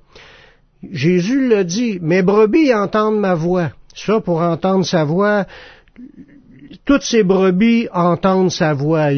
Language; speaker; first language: French; native; French